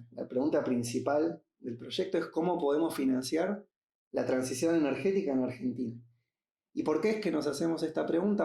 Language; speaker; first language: Spanish; native; Spanish